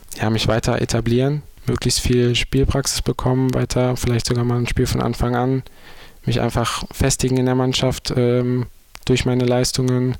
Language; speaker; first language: German; native; German